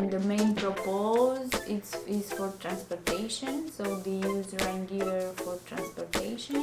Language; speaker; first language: English; non-native, learner; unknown